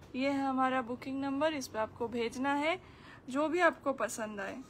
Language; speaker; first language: Hindi; non-native, local second language; Bangla